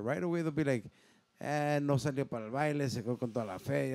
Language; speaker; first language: Spanish; early bilingual, heritage; Spanish